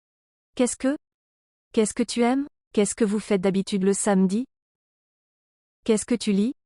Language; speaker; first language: French; non-native, learner; English